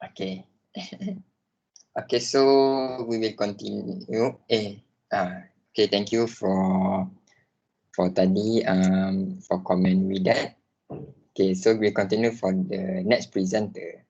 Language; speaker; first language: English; non-native, local second language; Malay